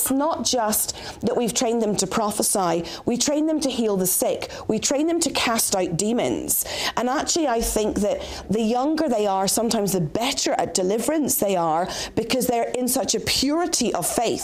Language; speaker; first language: English; native; English